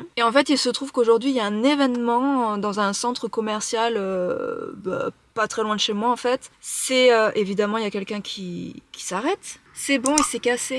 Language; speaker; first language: French; native; French